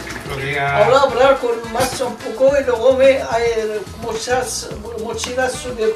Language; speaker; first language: Spanish; non-native, learner; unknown